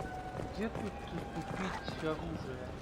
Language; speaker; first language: Russian; native; Russian